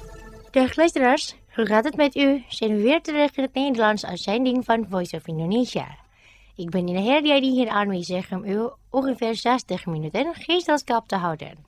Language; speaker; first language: Dutch; non-native, fluent; Indonesian